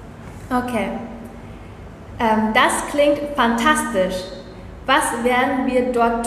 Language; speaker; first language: German; early bilingual, other home language; Vietnamese